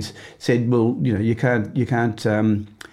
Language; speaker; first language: English; native; English